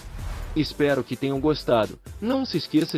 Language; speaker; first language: Portuguese; native; Portuguese